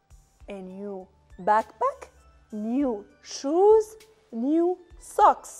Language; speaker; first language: English; non-native, fluent; Arabic